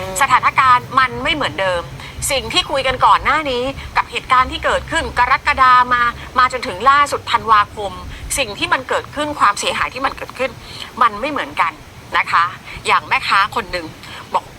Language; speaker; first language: Thai; native; Thai